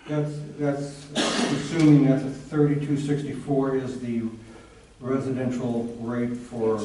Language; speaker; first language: English; native; English